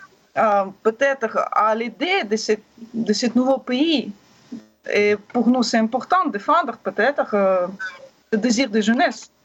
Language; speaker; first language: French; non-native, learner; Russian